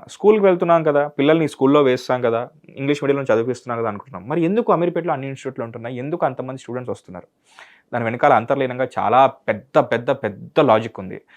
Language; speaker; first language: Telugu; native; Telugu